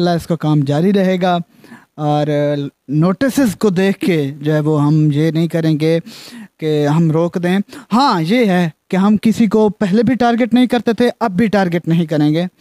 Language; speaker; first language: Urdu; non-native, local second language; Punjabi